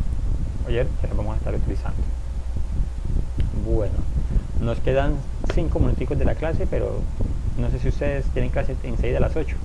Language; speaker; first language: Spanish; native; Spanish